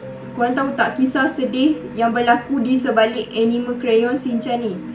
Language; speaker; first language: Malay; native; Malay